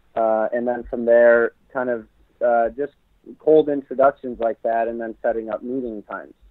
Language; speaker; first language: English; native; English